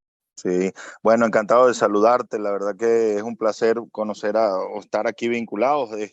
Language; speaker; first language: Spanish; native; Spanish